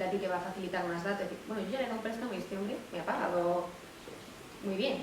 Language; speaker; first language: Spanish; native; Spanish